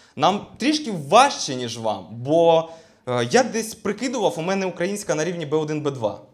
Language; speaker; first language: Ukrainian; non-native, local second language; Russian